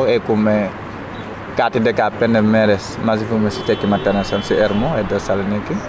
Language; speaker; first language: Greek; non-native, learner; Wolof